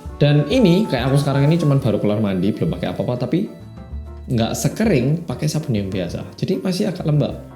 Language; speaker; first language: Indonesian; non-native, fluent; Korean